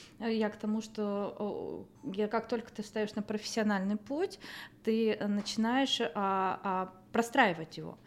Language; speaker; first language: Russian; native; Russian